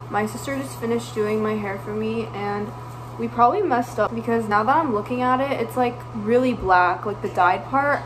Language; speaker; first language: English; native; English